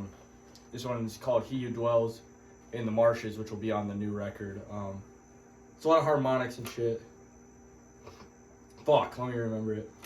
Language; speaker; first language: English; native; English